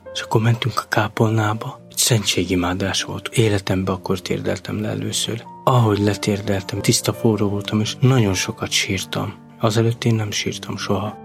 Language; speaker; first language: Hungarian; non-native, local second language; Romany